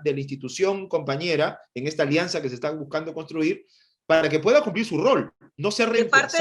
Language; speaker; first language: Spanish; native; Spanish